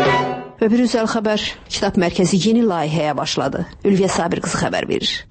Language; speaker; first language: Azerbaijani; native; Azerbaijani